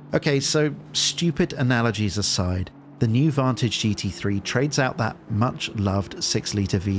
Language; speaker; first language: English; native; English